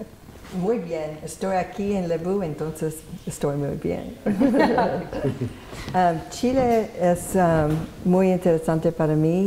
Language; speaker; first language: Spanish; non-native, learner; English